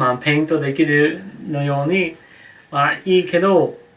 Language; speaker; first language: Japanese; non-native, learner; English